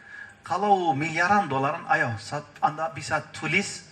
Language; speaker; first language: Indonesian; non-native, learner; Turkish